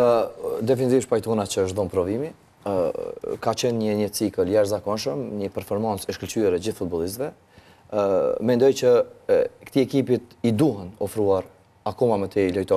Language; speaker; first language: Albanian; native; Albanian